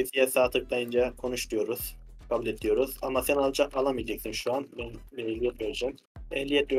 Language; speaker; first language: Turkish; native; Turkish